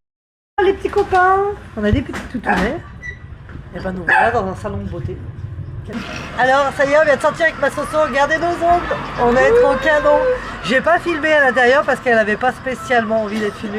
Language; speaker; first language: French; native; French